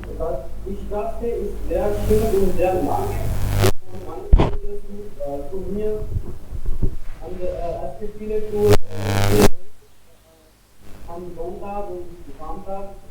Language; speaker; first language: German; non-native, learner; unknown